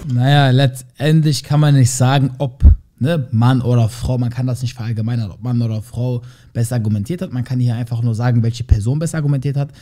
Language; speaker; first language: German; early bilingual, other home language; Turkish